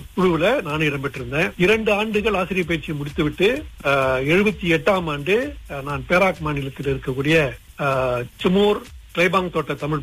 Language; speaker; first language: Tamil; early bilingual, heritage; Tamil